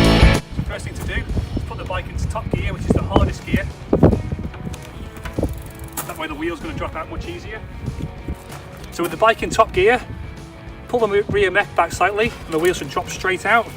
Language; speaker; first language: English; native; English